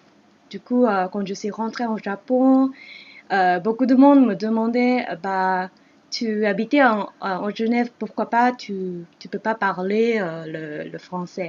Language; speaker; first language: French; non-native, fluent; Japanese